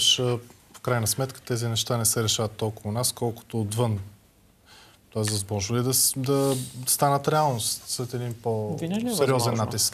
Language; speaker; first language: Bulgarian; native; Bulgarian